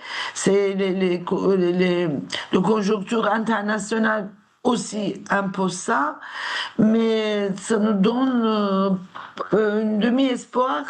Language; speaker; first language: French; non-native, fluent; Turkish